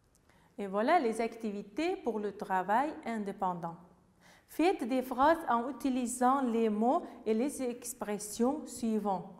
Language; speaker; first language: French; non-native, fluent; Uzbek